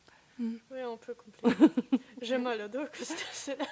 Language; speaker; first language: French; non-native, learner; Russian